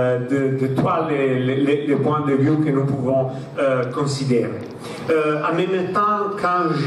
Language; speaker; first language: French; non-native, fluent; Italian